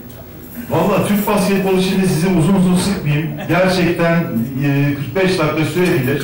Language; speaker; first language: Turkish; native; Turkish